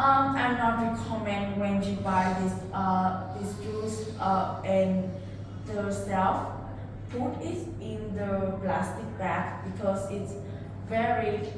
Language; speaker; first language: English; non-native, learner; Vietnamese